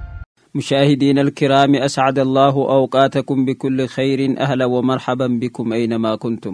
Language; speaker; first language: Arabic; non-native, fluent; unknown